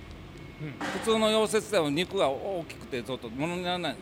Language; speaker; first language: Japanese; native; Japanese